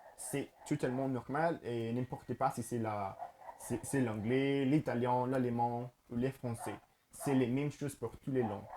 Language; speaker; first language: French; non-native, learner; Spanish